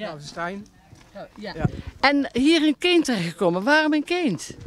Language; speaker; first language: Dutch; native; Dutch